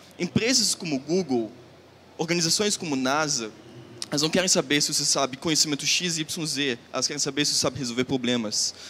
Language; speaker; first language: Portuguese; non-native, fluent; German